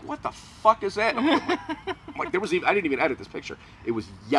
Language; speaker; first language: English; native; English